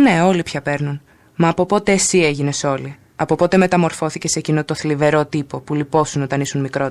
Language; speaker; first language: Greek; native; Greek